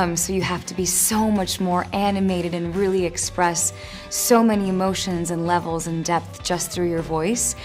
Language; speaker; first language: English; early bilingual, other home language; Spanish